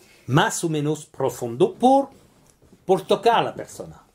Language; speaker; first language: Spanish; non-native, learner; French